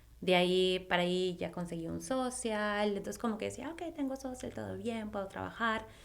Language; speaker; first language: Spanish; native; Spanish